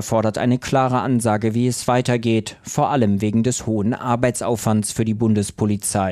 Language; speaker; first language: German; native; German